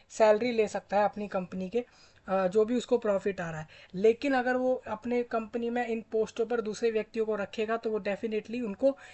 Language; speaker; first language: Hindi; native; Hindi